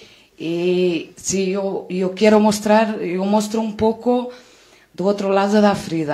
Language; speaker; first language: Spanish; non-native, learner; Portuguese